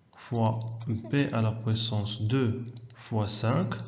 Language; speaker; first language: French; non-native, local second language; Arabic